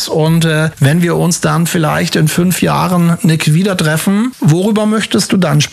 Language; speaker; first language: German; native; German